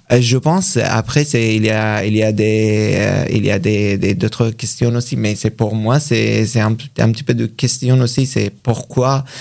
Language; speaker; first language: French; non-native, learner; Persian